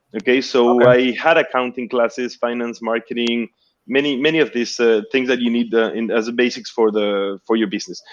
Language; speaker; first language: English; non-native, fluent; Spanish